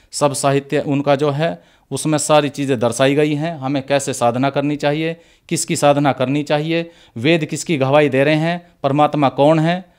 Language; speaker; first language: Hindi; native; Hindi